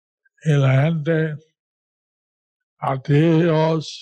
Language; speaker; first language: Spanish; non-native, learner; English